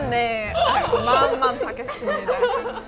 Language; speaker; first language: Korean; non-native, fluent; Estonian